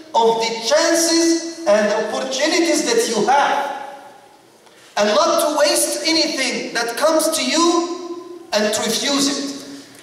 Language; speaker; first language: English; non-native, fluent; Arabic